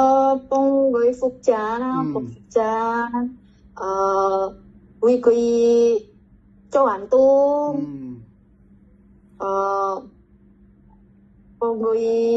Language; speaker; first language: Chinese; non-native, learner; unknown